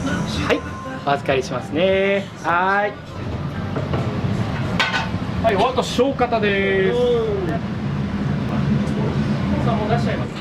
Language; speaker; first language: Japanese; native; Japanese